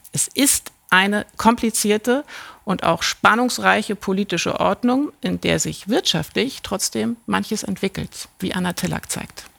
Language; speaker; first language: German; native; German